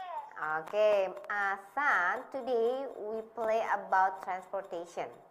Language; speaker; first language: English; non-native, learner; Indonesian